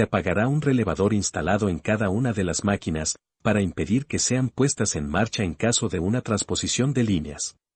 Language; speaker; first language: Spanish; native; Spanish